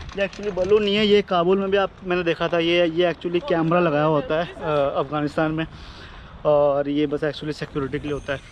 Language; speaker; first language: Hindi; native; Hindi